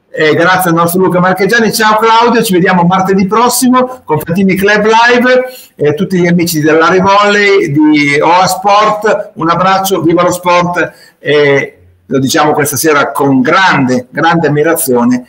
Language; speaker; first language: Italian; native; Italian